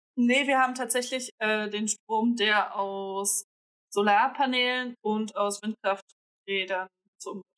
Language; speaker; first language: German; native; German